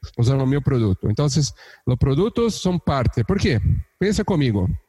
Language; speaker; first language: Portuguese; native; Portuguese